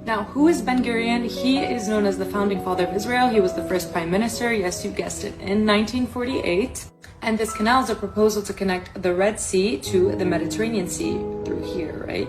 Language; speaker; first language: English; native; English